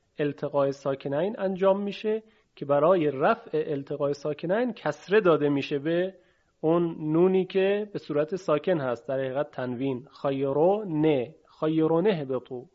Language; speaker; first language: Persian; native; Persian